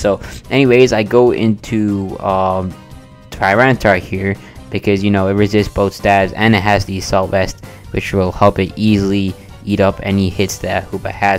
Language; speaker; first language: English; native; English